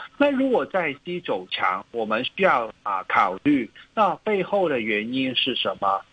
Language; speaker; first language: Chinese; non-native, local second language; Cantonese